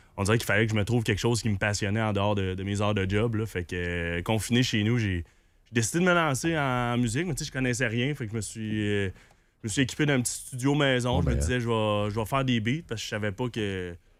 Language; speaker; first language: French; native; French